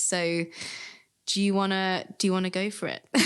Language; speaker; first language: English; native; English